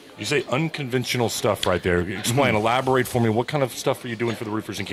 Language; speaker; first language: English; native; English